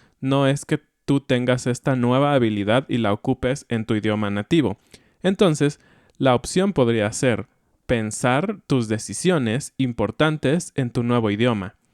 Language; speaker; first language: Spanish; native; Spanish